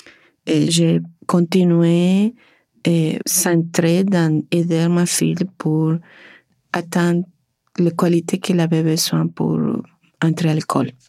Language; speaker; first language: French; non-native, learner; Spanish